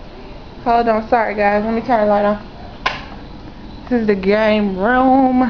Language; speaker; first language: English; native; English